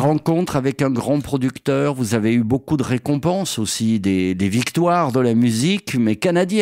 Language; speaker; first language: French; native; French